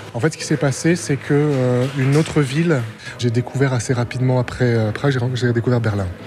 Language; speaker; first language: French; native; French